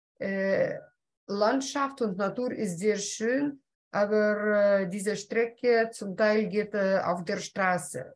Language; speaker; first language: German; non-native, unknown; Lithuanian